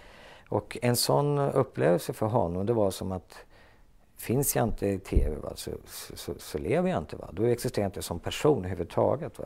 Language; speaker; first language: Swedish; native; Swedish